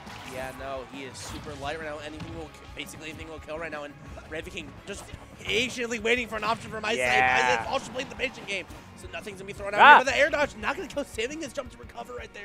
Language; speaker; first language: English; native; English